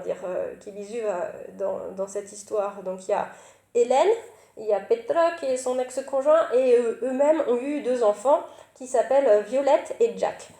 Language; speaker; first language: French; native; French